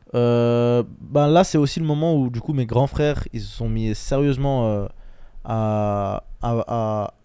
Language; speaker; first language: French; early bilingual, other home language; Chechen